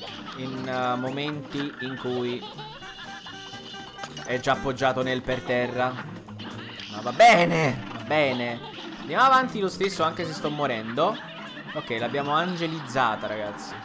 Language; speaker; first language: Italian; native; Italian